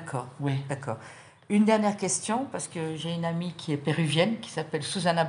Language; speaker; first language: French; native; French